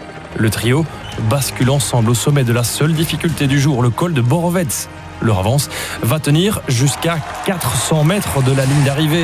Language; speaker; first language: French; native; French